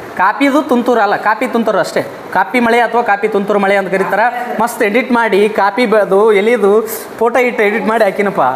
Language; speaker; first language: Kannada; native; Kannada